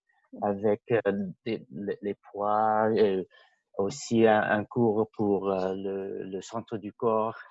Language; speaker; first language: French; non-native, fluent; English